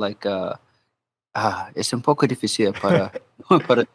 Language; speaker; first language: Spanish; non-native, learner; English